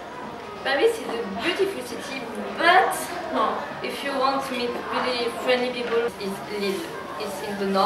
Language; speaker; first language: English; non-native, learner; French